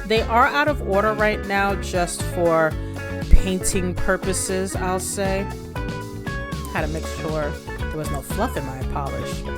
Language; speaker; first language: English; native; English